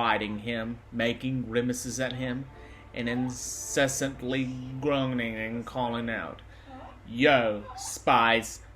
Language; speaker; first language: English; native; English